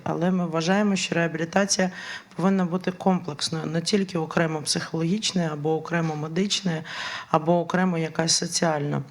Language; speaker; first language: Ukrainian; native; Ukrainian